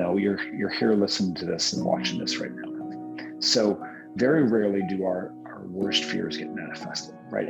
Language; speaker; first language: English; native; English